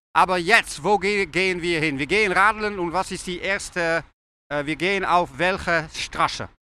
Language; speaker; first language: German; non-native, learner; Dutch